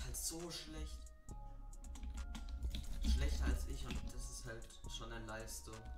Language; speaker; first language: German; native; German